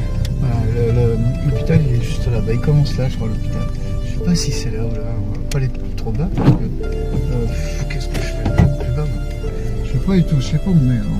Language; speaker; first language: French; native; French